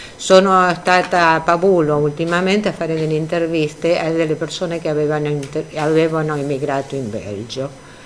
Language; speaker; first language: Italian; non-native, fluent; Spanish